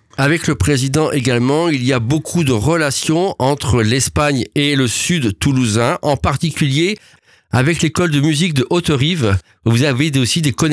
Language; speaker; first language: French; native; French